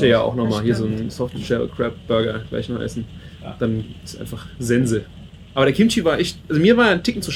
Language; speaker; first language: German; native; German